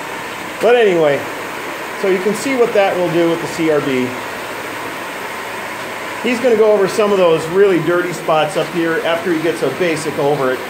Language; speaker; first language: English; native; English